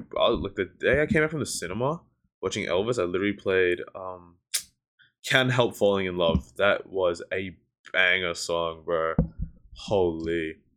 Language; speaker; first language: English; native; English